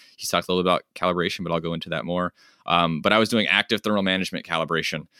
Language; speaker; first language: English; native; English